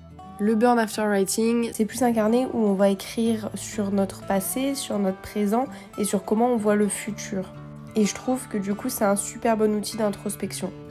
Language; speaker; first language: French; native; French